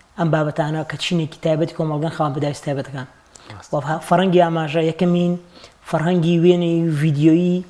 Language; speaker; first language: Central Kurdish; native; Central Kurdish